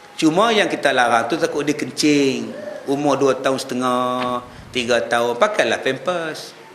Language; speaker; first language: Malay; native; Malay